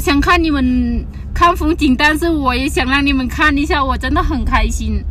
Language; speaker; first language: Chinese; non-native, fluent; Lao